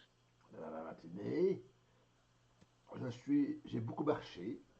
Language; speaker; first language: French; native; French